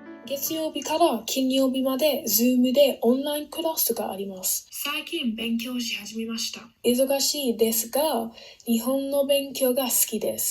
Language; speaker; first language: Japanese; non-native, learner; English